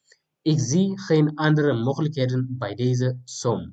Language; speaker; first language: Dutch; non-native, fluent; Tigrinya